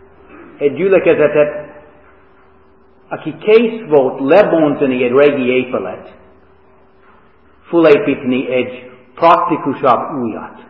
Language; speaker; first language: Hungarian; non-native, fluent; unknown